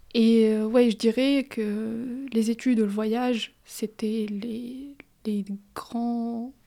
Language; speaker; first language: French; non-native, local second language; Arabic